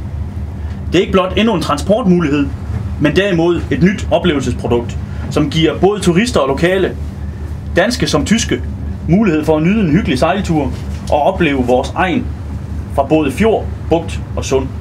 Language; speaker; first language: Danish; native; Danish